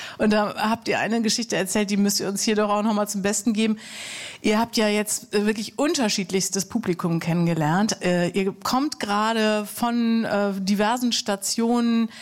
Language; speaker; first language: German; native; German